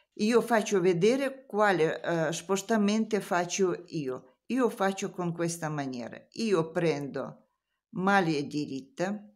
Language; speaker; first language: Italian; non-native, learner; Russian